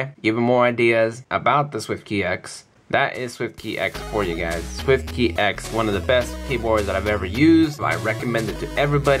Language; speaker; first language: English; native; English